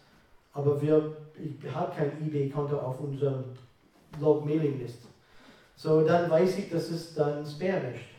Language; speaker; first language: German; non-native, fluent; English